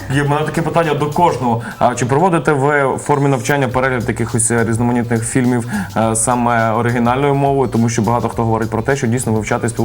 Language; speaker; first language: Ukrainian; native; Ukrainian